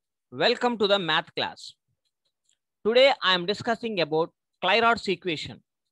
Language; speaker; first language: English; non-native, local second language; Telugu